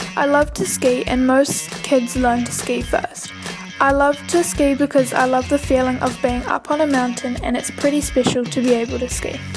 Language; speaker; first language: English; native; English